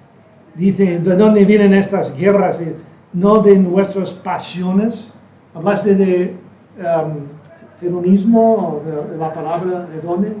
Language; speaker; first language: Spanish; non-native, fluent; English